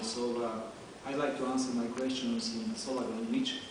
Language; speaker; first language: English; non-native, fluent; Slovak